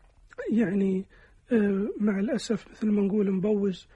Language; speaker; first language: Arabic; native; Arabic